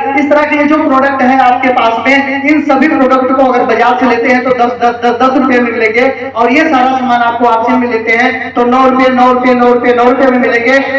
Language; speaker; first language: Hindi; native; Hindi